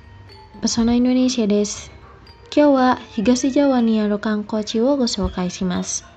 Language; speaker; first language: Japanese; non-native, fluent; Indonesian